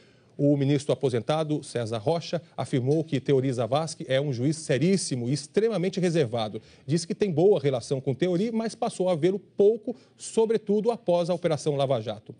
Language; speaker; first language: Portuguese; native; Portuguese